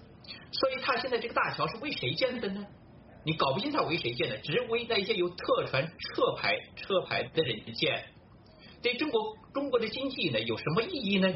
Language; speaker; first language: Chinese; native; Chinese